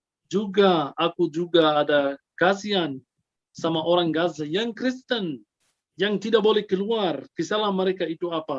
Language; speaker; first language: Indonesian; non-native, fluent; Arabic